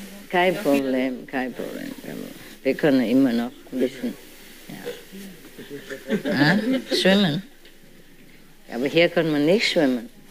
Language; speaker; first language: German; non-native, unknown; Vietnamese